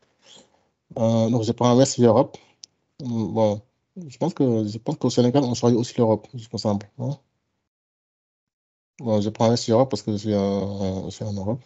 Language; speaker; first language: French; non-native, local second language; Wolof